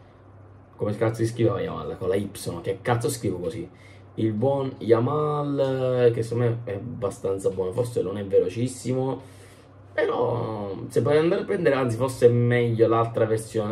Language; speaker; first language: Italian; native; Italian